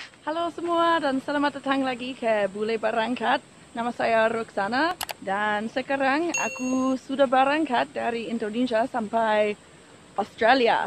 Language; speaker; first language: Indonesian; non-native, learner; English